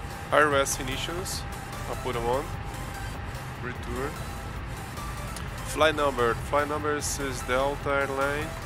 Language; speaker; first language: English; non-native, learner; Portuguese